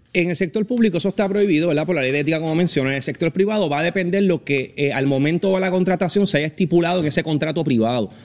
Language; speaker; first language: Spanish; native; Spanish